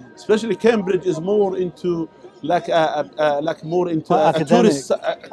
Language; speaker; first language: English; non-native, fluent; Arabic